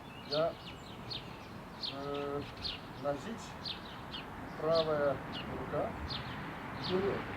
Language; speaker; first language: Russian; non-native, learner; Chinese